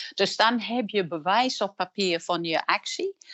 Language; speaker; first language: Dutch; non-native, fluent; English